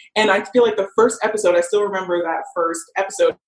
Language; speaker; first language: English; native; English